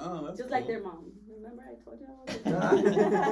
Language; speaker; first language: English; non-native, fluent; Spanish